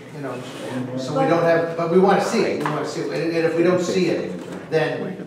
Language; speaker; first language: English; native; English